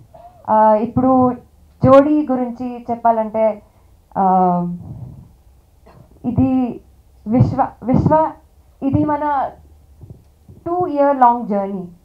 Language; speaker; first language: Telugu; non-native, learner; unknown